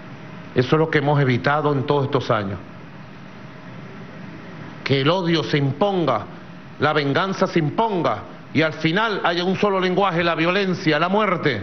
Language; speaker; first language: Spanish; native; Spanish